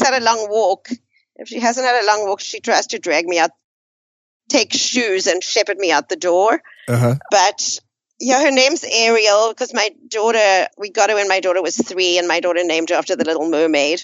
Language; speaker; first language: English; native; English